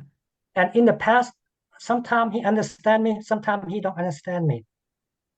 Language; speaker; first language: English; non-native, learner; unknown